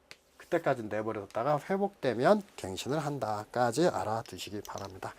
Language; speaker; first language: Korean; native; Korean